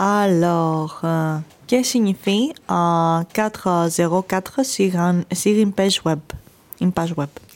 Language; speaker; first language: French; non-native, learner; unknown